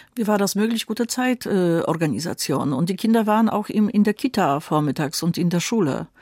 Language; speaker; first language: German; non-native, fluent; Polish